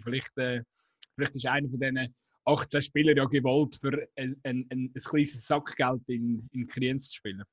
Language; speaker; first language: German; native; German